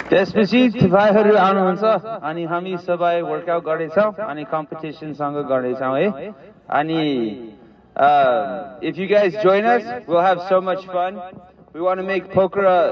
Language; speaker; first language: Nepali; non-native, learner; English